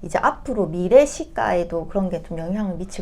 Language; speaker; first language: Korean; native; Korean